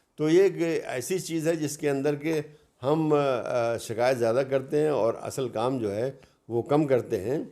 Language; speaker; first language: Urdu; native; Urdu